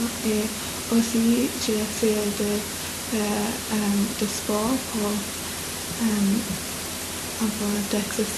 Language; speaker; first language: French; non-native, learner; English